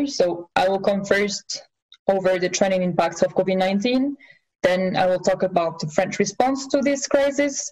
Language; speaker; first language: English; non-native, fluent; French